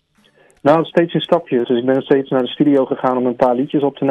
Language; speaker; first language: Dutch; native; Dutch